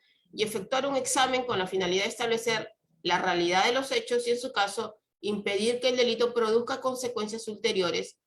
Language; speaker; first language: Spanish; native; Spanish